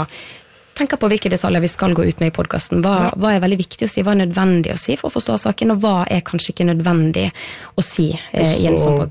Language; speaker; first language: Norwegian; native; Norwegian